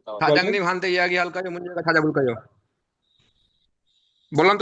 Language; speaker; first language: Korean; non-native, learner; Bangla